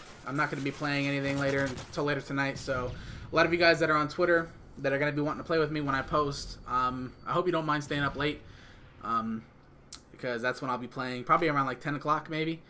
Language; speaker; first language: English; native; English